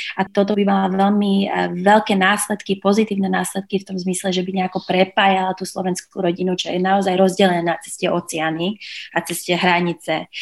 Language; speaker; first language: Slovak; early bilingual, heritage; Slovak